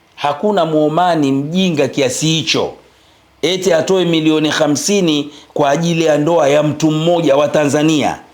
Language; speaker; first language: Swahili; native; Swahili